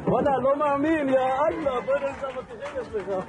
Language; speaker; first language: Hebrew; native; Hebrew